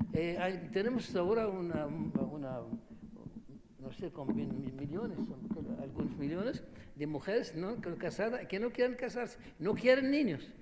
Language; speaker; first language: Spanish; non-native, fluent; Arabic